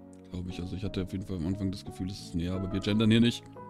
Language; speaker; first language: German; native; German